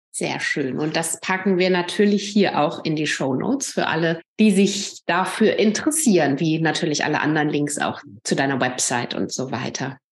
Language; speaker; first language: German; native; German